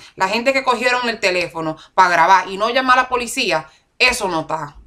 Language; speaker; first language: Spanish; early bilingual, heritage; Spanish